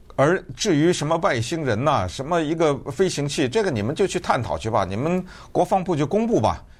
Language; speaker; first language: Chinese; native; Chinese